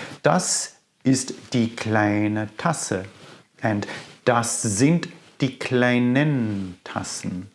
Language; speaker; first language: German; non-native, fluent; English